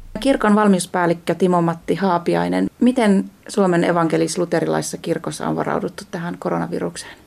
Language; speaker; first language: Finnish; native; Finnish